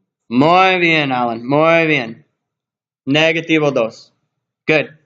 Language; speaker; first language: Spanish; non-native, learner; English